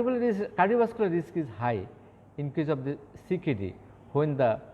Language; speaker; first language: English; non-native, local second language; Bangla